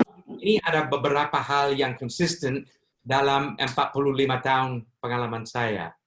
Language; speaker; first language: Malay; non-native, fluent; English